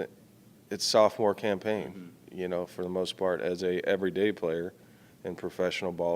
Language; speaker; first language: English; native; English